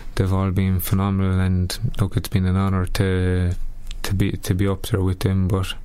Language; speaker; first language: English; native; English